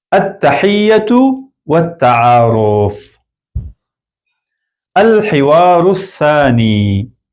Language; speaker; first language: Arabic; non-native, fluent; Persian